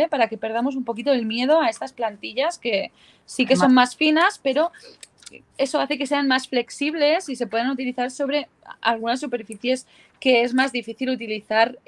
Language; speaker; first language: Spanish; native; Spanish